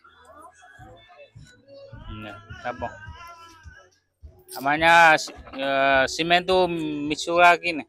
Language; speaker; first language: Portuguese; non-native, learner; Vietnamese